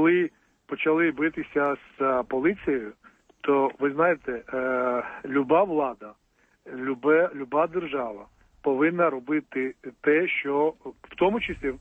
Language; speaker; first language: Ukrainian; non-native, fluent; Georgian